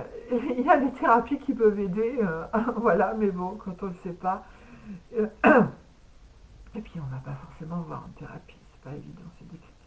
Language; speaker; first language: French; native; French